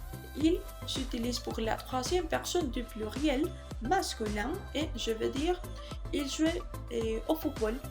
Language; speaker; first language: French; non-native, learner; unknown